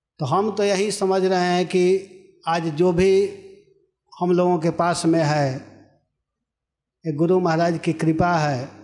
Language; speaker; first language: Hindi; native; Hindi